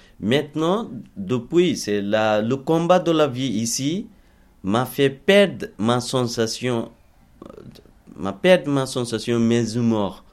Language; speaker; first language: French; non-native, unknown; Bangla